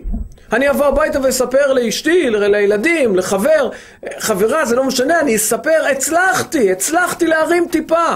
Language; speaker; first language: Hebrew; native; Hebrew